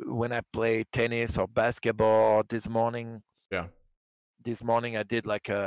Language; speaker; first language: English; non-native, fluent; French